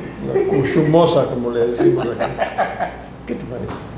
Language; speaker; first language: Spanish; native; Spanish